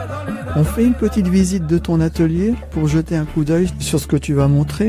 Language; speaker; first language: French; native; French